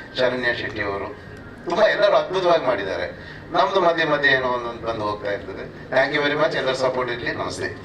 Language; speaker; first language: Kannada; native; Kannada